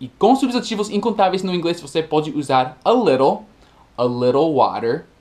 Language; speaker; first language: Portuguese; non-native, fluent; English